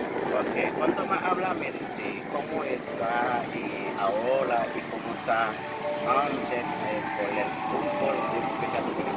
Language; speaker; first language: Spanish; non-native, learner; Haitian Creole